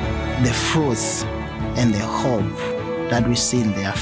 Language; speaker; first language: English; non-native, local second language; Swati